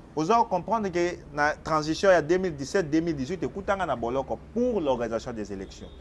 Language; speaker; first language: French; non-native, local second language; Lingala